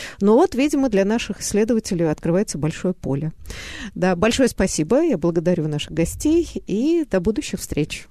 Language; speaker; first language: Russian; native; Russian